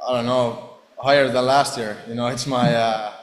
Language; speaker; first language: English; non-native, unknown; Finnish